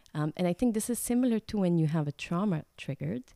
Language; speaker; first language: English; non-native, fluent; Croatian